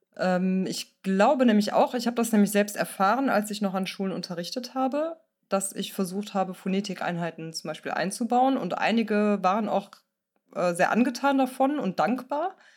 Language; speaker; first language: German; native; German